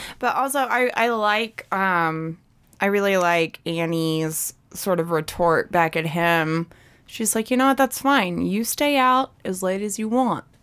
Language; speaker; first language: English; native; English